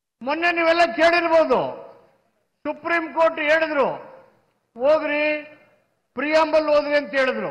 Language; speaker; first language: Kannada; native; Kannada